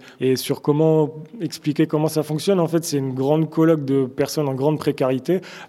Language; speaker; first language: French; native; French